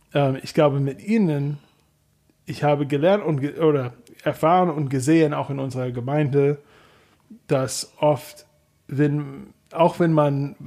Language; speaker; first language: German; non-native, fluent; English